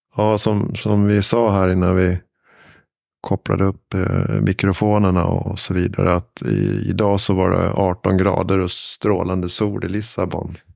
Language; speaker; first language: Swedish; native; Swedish